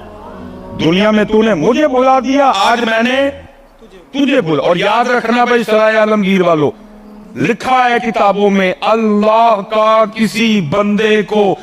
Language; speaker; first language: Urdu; non-native, local second language; Punjabi